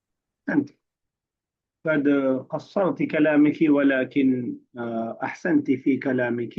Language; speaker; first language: Arabic; non-native, fluent; Urdu